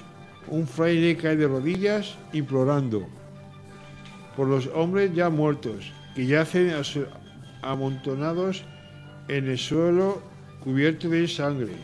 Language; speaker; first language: Spanish; native; Spanish